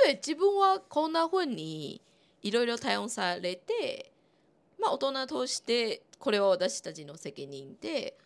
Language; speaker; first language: Japanese; non-native, fluent; Chinese